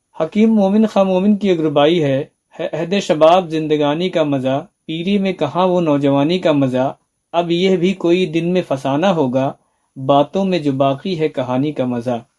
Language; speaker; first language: Urdu; native; Urdu